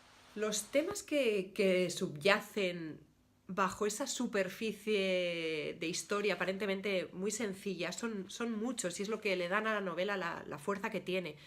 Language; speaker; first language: Spanish; native; Spanish